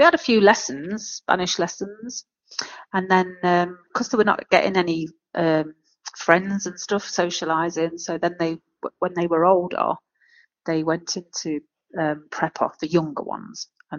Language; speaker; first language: English; native; English